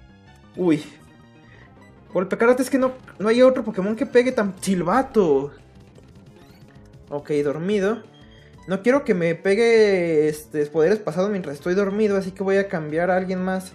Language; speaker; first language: Spanish; native; Spanish